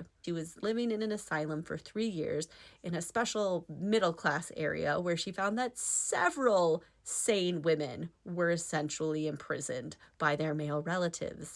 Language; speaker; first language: English; native; English